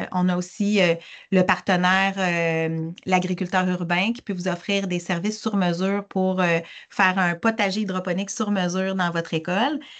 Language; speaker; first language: French; native; French